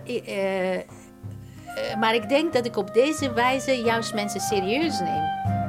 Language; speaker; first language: Dutch; non-native, fluent; Persian